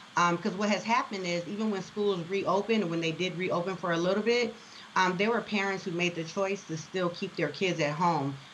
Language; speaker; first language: English; native; English